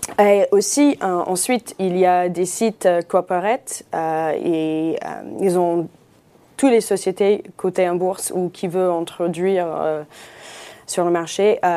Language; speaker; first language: French; non-native, fluent; English